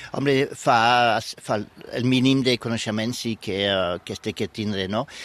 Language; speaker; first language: Catalan; non-native, fluent; French